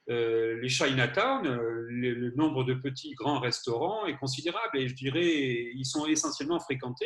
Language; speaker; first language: French; native; French